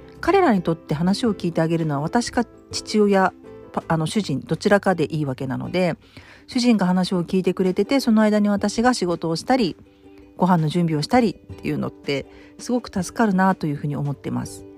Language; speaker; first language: Japanese; native; Japanese